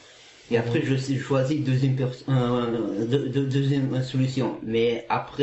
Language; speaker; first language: French; non-native, learner; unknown